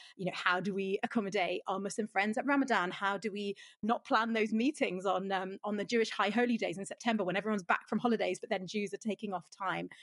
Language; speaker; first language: English; native; English